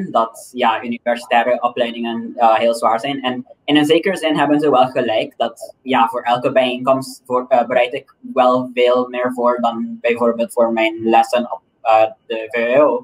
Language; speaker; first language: Dutch; non-native, local second language; Papiamento